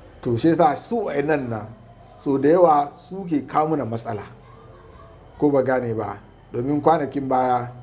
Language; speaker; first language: Hausa; non-native, local second language; Fula